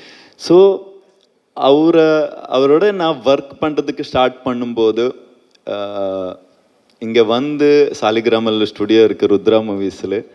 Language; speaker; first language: Tamil; non-native, fluent; Malayalam